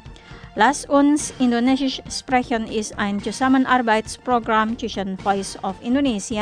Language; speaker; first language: German; non-native, fluent; Indonesian